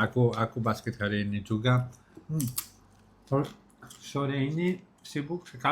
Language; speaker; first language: Indonesian; non-native, learner; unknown